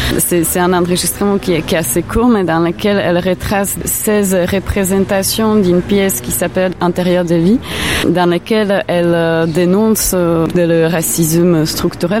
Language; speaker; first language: French; non-native, fluent; Czech